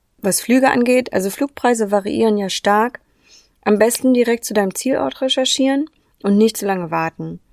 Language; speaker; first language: German; native; German